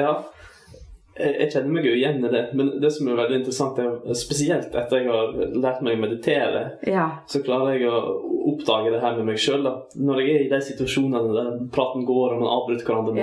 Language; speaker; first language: Norwegian; native; Norwegian